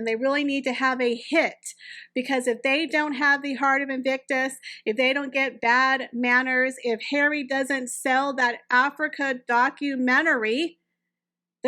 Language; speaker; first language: English; native; English